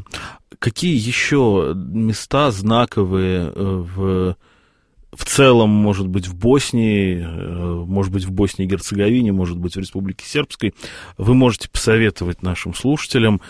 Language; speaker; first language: Russian; native; Russian